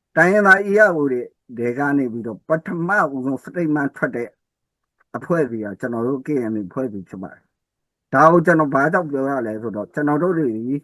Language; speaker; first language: Burmese; non-native, local second language; S'gaw Karen